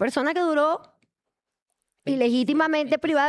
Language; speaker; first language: Spanish; native; Spanish